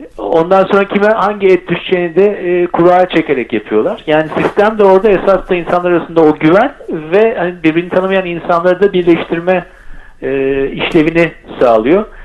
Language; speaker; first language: Turkish; native; Turkish